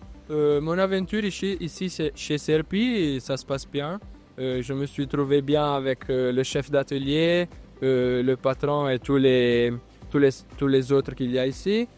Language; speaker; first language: French; non-native, fluent; Italian